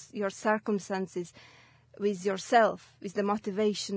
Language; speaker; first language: English; non-native, fluent; Latvian